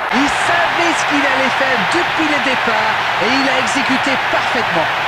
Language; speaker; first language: French; native; French